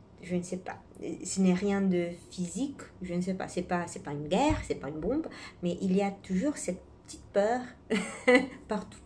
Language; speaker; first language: French; non-native, fluent; Italian